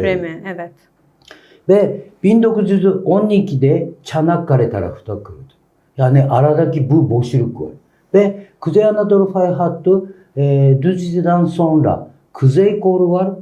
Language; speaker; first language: Turkish; non-native, learner; Japanese